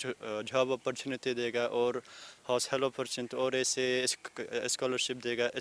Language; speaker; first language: Hindi; non-native, learner; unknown